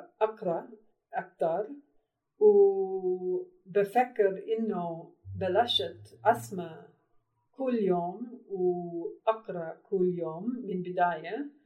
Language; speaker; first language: Arabic; non-native, learner; English